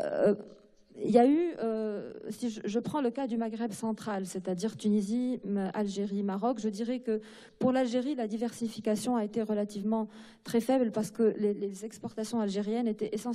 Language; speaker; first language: French; non-native, local second language; Arabic